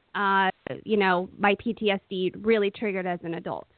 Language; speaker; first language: English; native; English